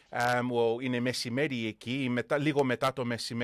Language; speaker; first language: Greek; early bilingual, heritage; Greek